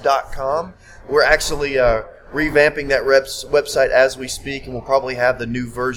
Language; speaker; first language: English; native; English